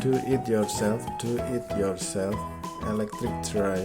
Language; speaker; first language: English; non-native, learner; Indonesian